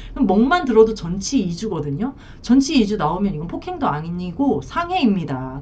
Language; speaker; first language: Korean; native; Korean